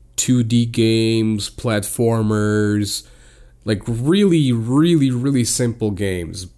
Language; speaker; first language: English; non-native, fluent; Portuguese